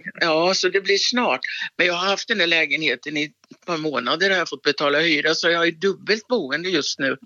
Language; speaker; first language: Swedish; native; Swedish